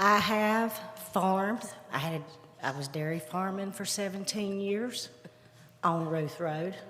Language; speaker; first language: English; native; English